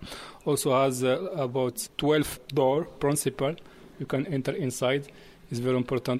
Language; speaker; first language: English; non-native, learner; Arabic